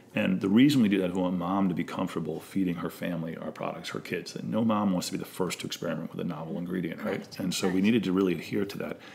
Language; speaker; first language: English; native; English